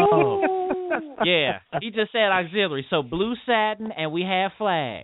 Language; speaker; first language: English; native; English